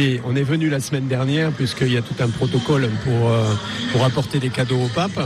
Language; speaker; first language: French; native; French